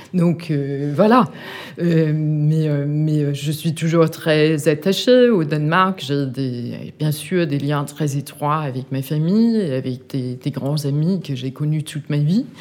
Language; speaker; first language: French; non-native, fluent; Danish